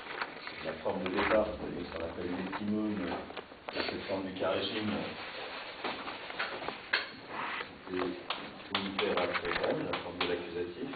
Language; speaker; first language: French; native; French